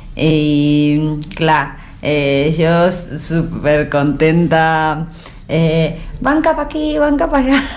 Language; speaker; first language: Catalan; non-native, learner; Spanish